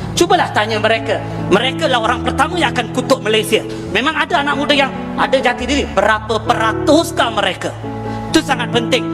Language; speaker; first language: Malay; non-native, local second language; Tamil